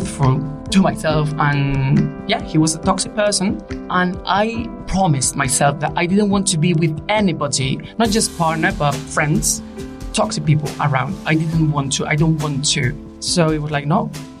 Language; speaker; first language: English; non-native, fluent; Spanish